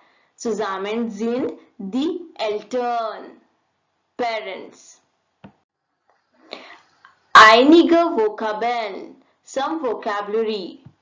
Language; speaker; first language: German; non-native, learner; Hindi